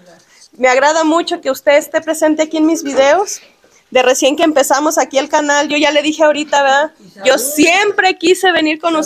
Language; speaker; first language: Spanish; native; Spanish